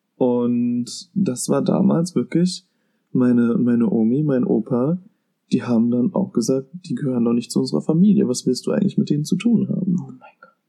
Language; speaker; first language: German; native; German